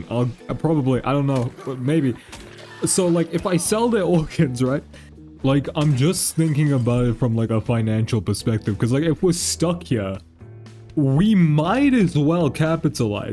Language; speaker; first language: English; native; English